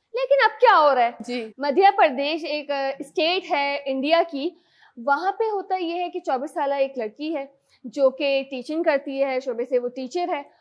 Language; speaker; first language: Urdu; native; Urdu